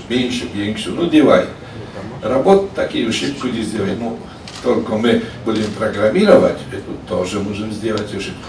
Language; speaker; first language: Russian; non-native, learner; Polish